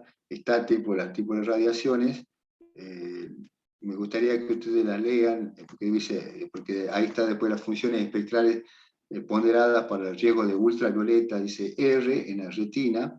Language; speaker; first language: Spanish; native; Spanish